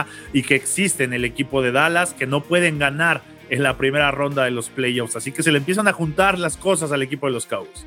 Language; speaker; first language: Spanish; native; Spanish